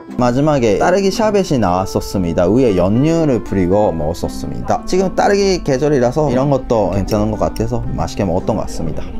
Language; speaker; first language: Korean; non-native, fluent; Japanese